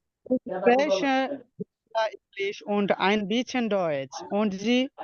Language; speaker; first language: German; non-native, learner; Bangla